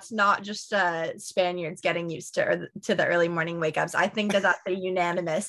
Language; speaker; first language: English; native; English